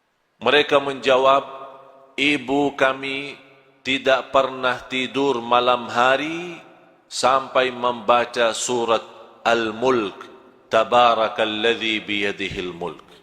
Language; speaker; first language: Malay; non-native, fluent; Arabic